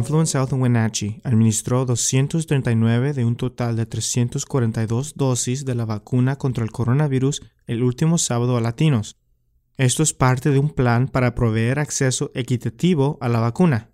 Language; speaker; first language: Spanish; native; Spanish